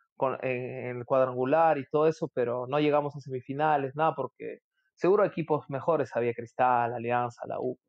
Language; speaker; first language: Spanish; native; Spanish